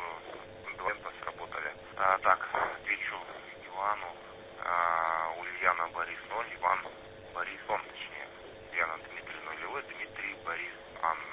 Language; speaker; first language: Russian; native; Russian